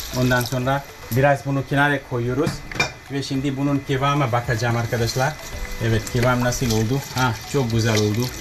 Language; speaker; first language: Turkish; non-native, learner; English